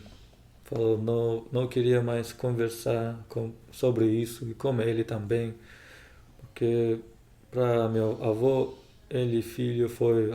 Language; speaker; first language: Portuguese; non-native, learner; Russian